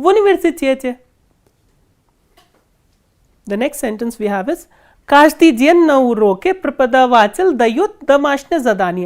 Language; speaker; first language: Russian; non-native, fluent; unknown